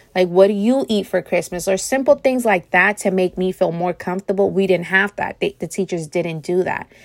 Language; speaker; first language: English; native; English